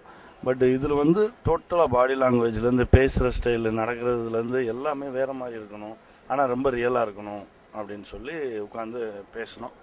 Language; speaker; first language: Tamil; native; Tamil